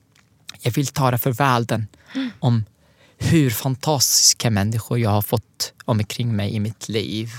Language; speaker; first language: Swedish; non-native, learner; Arabic